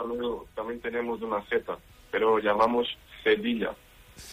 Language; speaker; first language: Spanish; non-native, learner; Portuguese